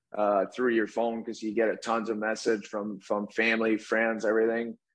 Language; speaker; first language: English; native; English